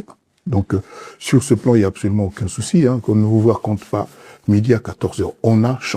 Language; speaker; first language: French; non-native, local second language; Lingala